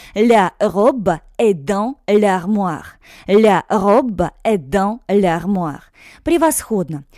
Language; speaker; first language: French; non-native, fluent; Russian